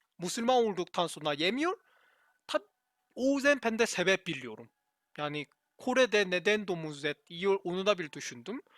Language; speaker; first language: Turkish; non-native, learner; Korean